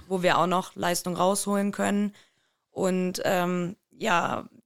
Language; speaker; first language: German; native; German